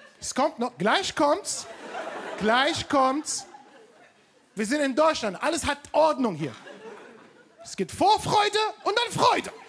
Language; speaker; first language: German; non-native, fluent; Arabic